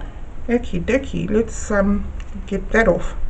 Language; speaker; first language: English; native; English